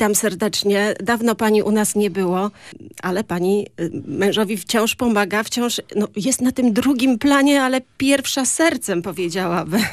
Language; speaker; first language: Polish; native; Polish